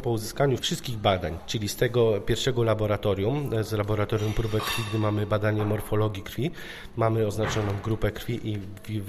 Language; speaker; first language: Polish; native; Polish